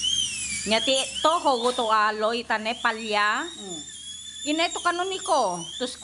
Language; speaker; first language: Greek; non-native, learner; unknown